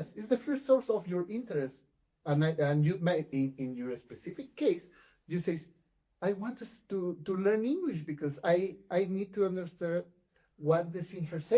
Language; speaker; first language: English; non-native, fluent; Spanish